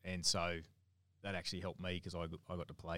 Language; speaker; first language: English; native; English